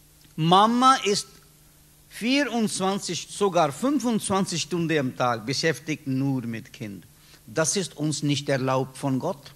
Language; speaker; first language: German; non-native, learner; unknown